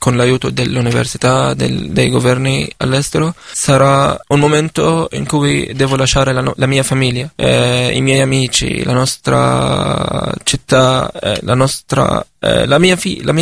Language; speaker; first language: Italian; non-native, fluent; Arabic